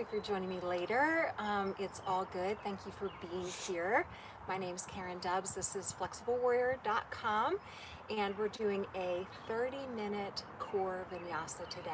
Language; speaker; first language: English; native; English